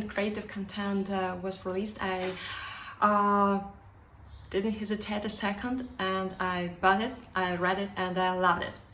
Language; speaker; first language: English; non-native, fluent; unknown